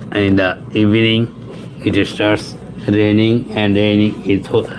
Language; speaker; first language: English; non-native, local second language; Bangla